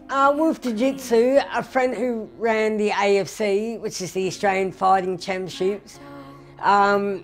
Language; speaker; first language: English; native; English